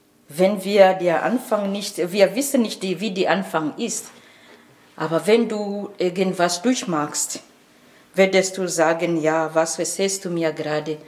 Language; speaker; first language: German; non-native, learner; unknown